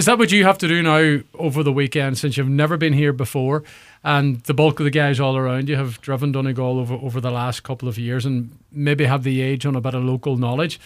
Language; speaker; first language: English; native; English